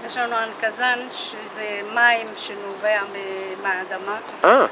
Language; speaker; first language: Hebrew; non-native, local second language; Adyghe